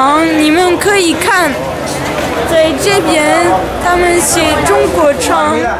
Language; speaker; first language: Chinese; non-native, fluent; French